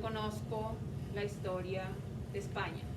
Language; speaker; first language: Spanish; non-native, fluent; English